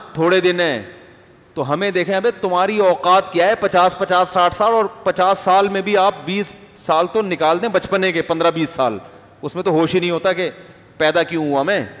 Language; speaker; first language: Urdu; native; Urdu